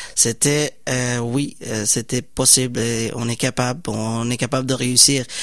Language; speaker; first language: French; non-native, fluent; Somali